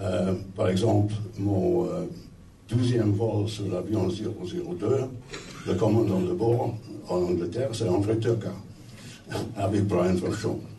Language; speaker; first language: French; non-native, fluent; English